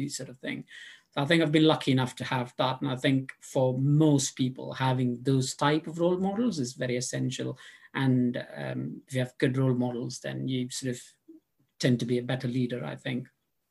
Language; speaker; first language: English; non-native, local second language; Tamil